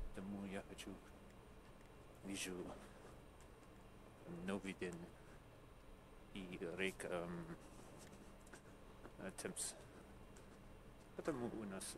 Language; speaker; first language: Russian; non-native, learner; English